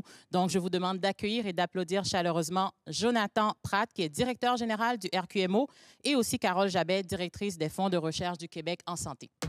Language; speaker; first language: French; native; French